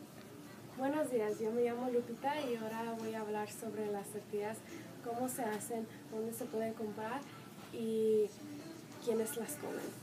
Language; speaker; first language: Spanish; early bilingual, heritage; Spanish